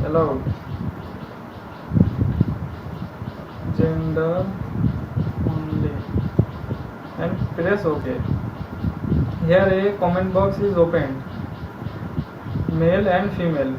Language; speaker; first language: English; non-native, local second language; Bangla